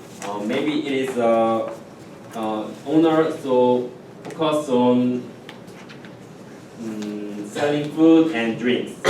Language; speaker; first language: English; non-native, learner; Korean